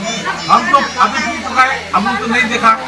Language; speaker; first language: Hindi; non-native, local second language; Rongmei Naga